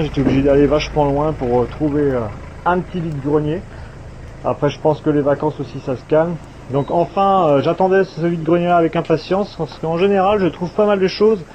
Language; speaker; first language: French; native; French